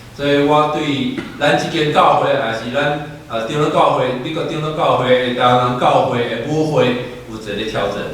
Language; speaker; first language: Chinese; native; Chinese